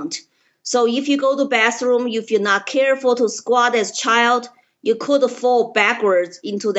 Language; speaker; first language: English; non-native, fluent; Chinese